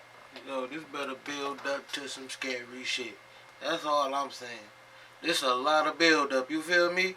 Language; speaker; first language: English; native; English